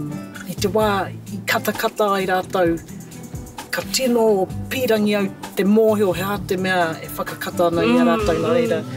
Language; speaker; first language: Māori; non-native, local second language; English